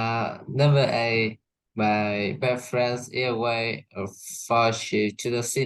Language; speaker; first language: English; non-native, learner; Vietnamese